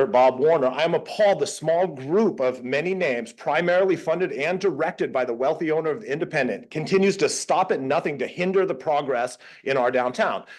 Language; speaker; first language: English; native; English